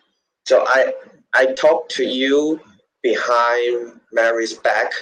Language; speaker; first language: English; non-native, learner; Chinese